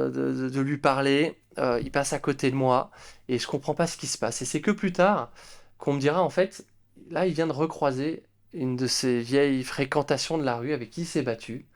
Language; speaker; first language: French; native; French